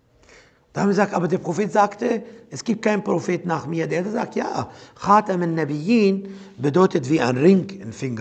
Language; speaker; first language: German; non-native, fluent; Arabic